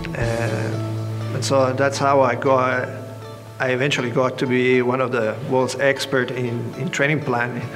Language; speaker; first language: English; non-native, fluent; Italian